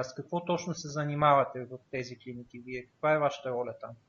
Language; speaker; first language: Bulgarian; native; Bulgarian